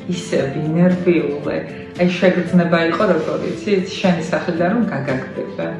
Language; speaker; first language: Georgian; native; Georgian